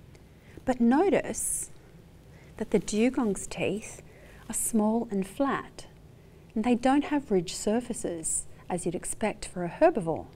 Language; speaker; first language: English; native; English